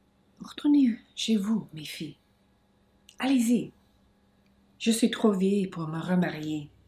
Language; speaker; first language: French; non-native, local second language; English